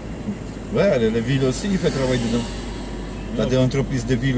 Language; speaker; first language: French; non-native, learner; Polish